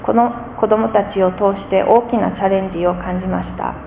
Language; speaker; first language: Japanese; non-native, fluent; English